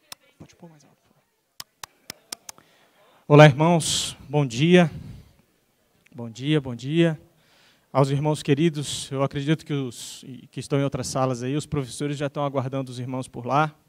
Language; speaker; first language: Portuguese; native; Portuguese